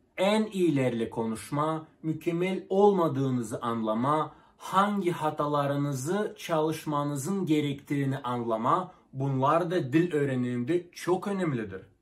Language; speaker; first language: Turkish; non-native, fluent; Russian